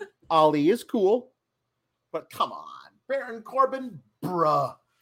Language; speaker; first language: English; native; English